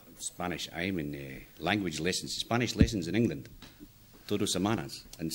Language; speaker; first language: English; non-native, learner; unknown